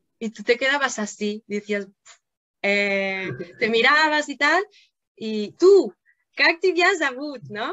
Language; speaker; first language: Spanish; non-native, fluent; Italian